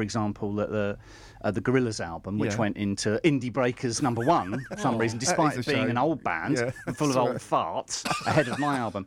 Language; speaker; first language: English; native; English